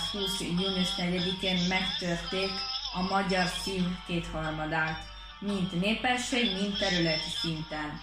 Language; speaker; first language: Hungarian; early bilingual, heritage; Hungarian